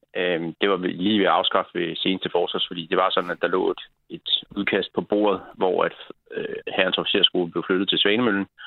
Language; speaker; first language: Danish; native; Danish